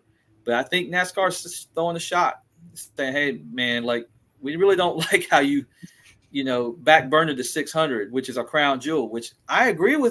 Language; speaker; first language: English; native; English